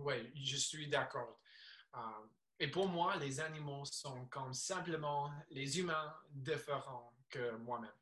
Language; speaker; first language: French; non-native, learner; English